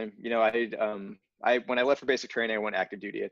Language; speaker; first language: English; native; English